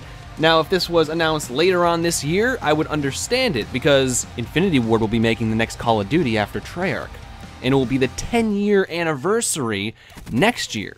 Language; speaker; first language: English; native; English